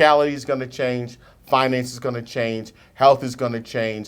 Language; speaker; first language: English; native; English